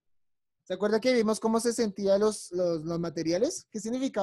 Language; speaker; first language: Spanish; native; Spanish